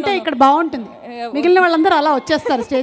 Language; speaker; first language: Telugu; native; Telugu